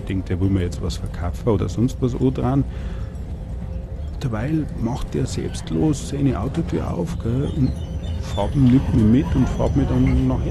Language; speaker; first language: German; native; German